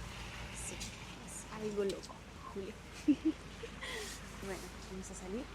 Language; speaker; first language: Spanish; non-native, learner; Russian